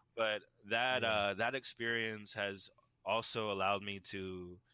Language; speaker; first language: English; native; English